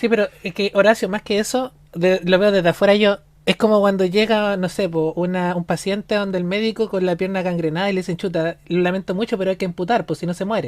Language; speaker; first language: Spanish; native; Spanish